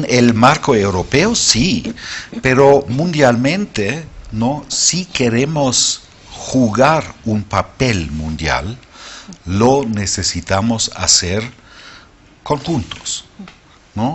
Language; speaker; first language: Spanish; non-native, fluent; German